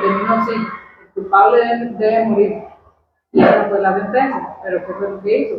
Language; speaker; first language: Spanish; native; Spanish